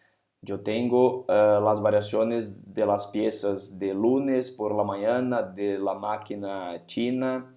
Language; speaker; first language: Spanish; non-native, fluent; Portuguese